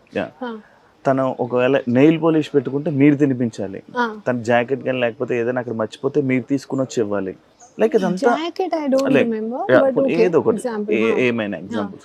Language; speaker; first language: Telugu; native; Telugu